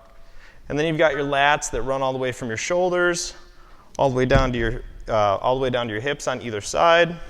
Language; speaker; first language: English; native; English